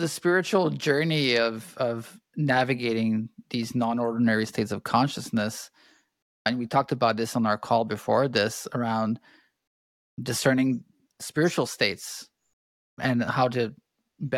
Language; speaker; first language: English; native; English